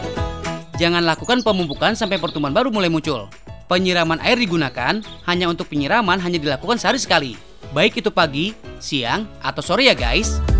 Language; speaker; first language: Indonesian; native; Indonesian